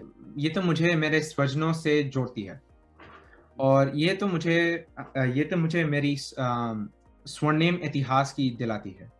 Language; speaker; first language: Hindi; early bilingual, heritage; Hindi